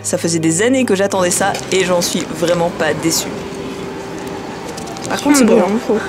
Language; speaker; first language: French; native; French